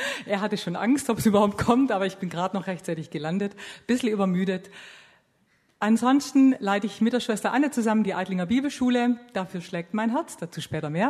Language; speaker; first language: German; native; German